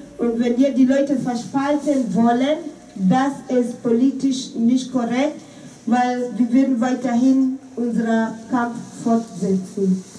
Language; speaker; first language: German; non-native, fluent; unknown